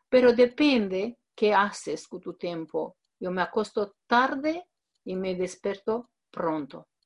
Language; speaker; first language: Spanish; non-native, fluent; Romanian